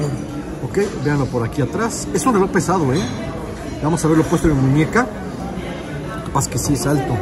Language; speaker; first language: Spanish; native; Spanish